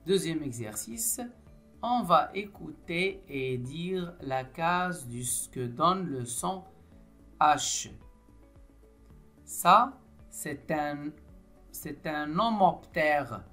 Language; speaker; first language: French; non-native, local second language; Arabic